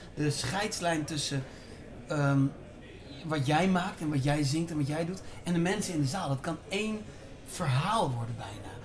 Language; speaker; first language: Dutch; native; Dutch